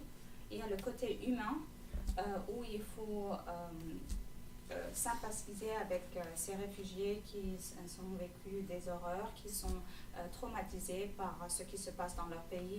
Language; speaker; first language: French; non-native, fluent; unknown